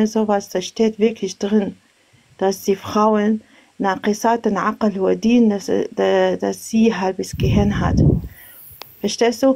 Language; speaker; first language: German; non-native, learner; Arabic